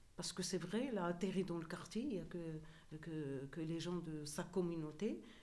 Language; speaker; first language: French; non-native, local second language; Arabic